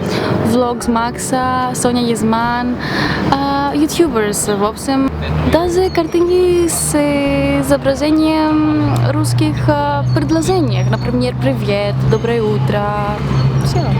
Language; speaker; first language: Russian; non-native, fluent; Greek